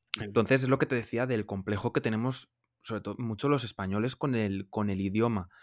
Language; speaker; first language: Spanish; native; Spanish